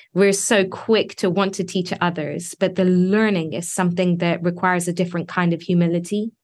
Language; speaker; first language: English; native; English